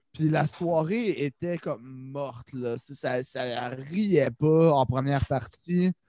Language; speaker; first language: French; native; French